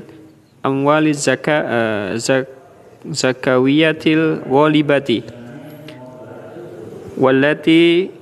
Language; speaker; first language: Arabic; non-native, learner; Indonesian